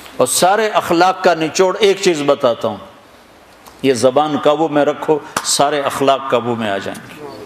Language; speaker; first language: Urdu; non-native, local second language; Punjabi